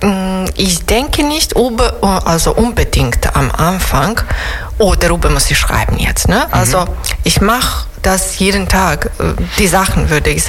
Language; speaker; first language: German; non-native, fluent; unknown